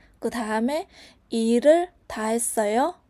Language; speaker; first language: Korean; non-native, learner; Vietnamese